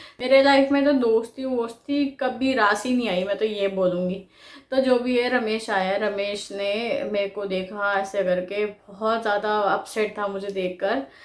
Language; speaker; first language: Hindi; non-native, local second language; Bangla